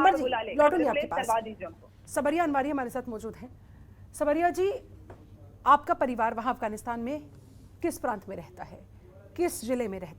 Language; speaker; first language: Hindi; native; Hindi